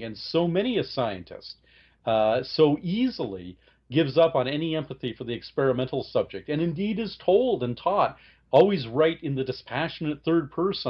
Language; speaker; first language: English; native; English